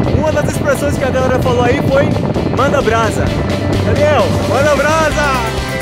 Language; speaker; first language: Portuguese; native; Portuguese